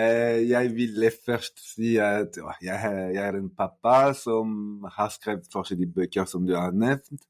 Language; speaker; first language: Norwegian; non-native, fluent; French